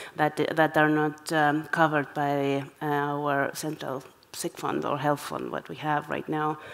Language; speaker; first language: English; non-native, fluent; Estonian